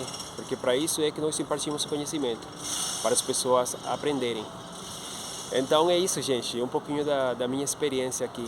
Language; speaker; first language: Portuguese; non-native, fluent; Spanish